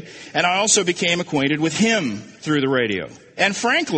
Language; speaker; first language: English; native; English